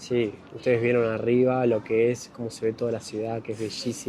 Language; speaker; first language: Spanish; native; Spanish